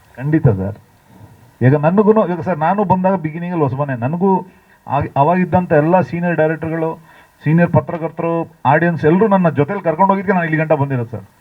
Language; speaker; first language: Kannada; native; Kannada